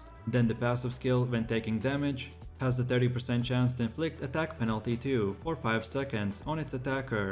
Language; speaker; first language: English; non-native, fluent; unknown